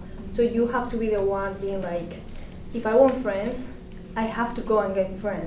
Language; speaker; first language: English; non-native, fluent; Spanish